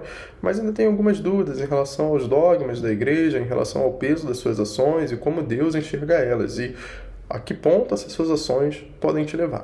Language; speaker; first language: Portuguese; native; Portuguese